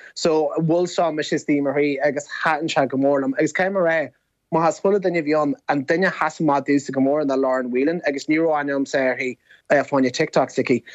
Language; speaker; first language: Irish; native; Irish